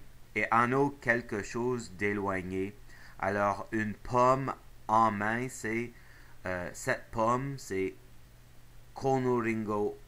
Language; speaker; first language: French; non-native, local second language; English